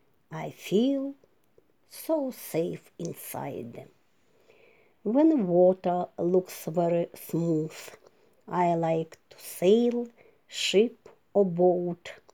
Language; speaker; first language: English; non-native, fluent; Ukrainian